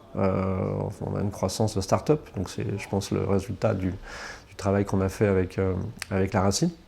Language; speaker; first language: French; native; French